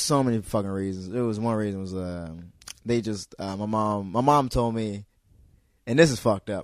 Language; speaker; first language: English; native; English